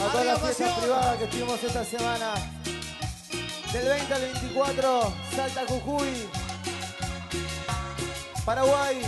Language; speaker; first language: Spanish; native; Spanish